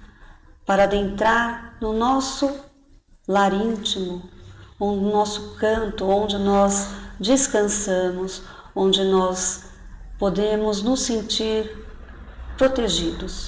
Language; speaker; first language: Portuguese; native; Portuguese